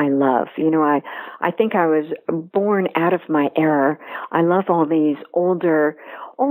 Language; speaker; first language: English; native; English